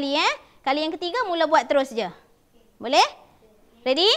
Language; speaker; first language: Malay; native; Malay